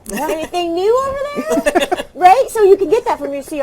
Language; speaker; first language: English; native; English